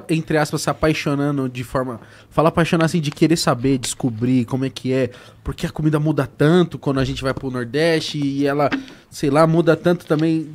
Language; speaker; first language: Portuguese; native; Portuguese